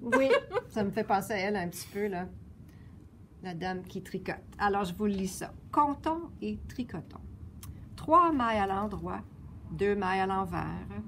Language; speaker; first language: French; native; French